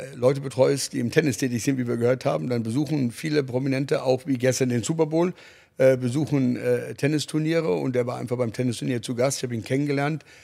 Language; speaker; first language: German; early bilingual, other home language; English